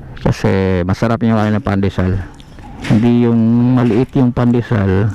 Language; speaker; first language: Filipino; non-native, local second language; Cebuano